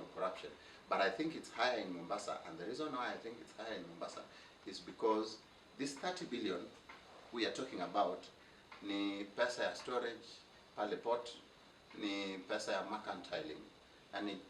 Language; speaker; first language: English; non-native, local second language; Luo (Kenya and Tanzania)